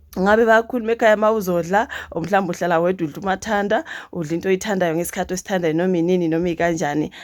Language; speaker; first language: Zulu; native; Zulu